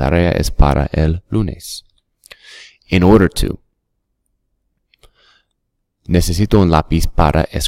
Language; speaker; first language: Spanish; non-native, fluent; English